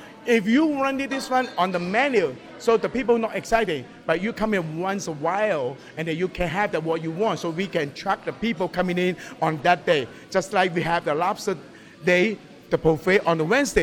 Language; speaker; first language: English; non-native, local second language; Cantonese